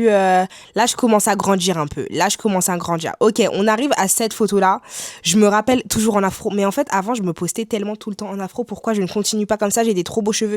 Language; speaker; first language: French; native; French